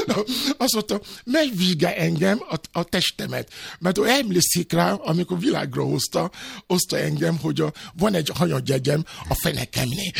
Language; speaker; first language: Hungarian; non-native, fluent; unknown